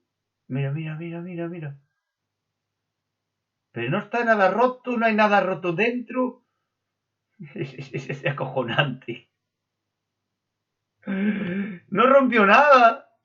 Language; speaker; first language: Spanish; native; Spanish